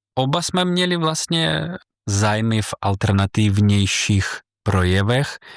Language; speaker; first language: Czech; non-native, fluent; Russian